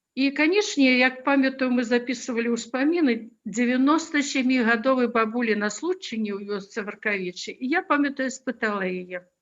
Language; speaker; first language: Belarusian; non-native, local second language; Russian